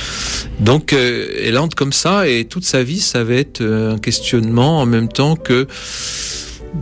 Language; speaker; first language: French; native; French